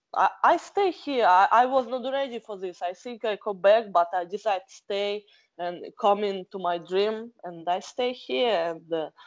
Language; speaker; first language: English; non-native, learner; Kazakh